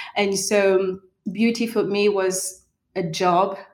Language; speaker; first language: English; non-native, fluent; French